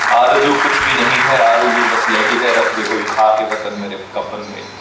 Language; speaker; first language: Hindi; non-native, local second language; Marathi